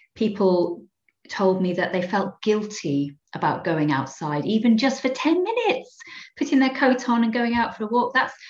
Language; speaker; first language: English; native; English